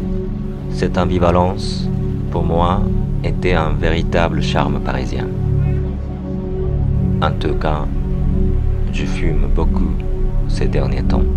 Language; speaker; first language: French; non-native, fluent; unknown